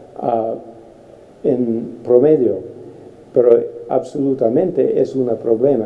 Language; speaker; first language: Spanish; non-native, fluent; English